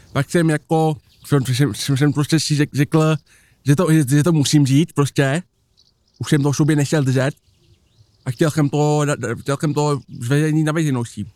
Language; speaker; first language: Czech; native; Czech